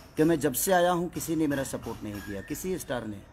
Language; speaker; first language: Hindi; native; Hindi